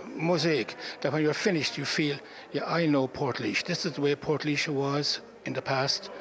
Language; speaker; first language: English; native; English